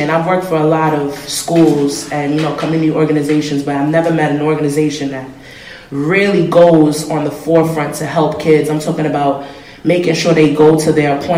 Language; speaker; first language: English; native; English